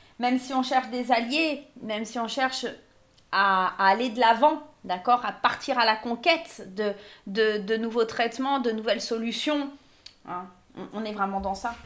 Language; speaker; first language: French; native; French